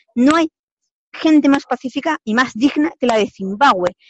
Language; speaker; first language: Spanish; native; Spanish